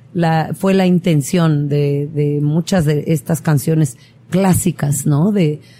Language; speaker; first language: Spanish; native; Spanish